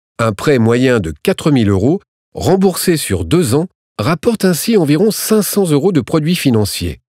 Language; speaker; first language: French; native; French